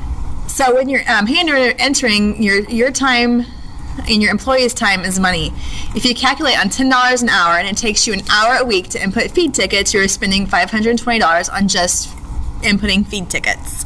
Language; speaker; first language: English; native; English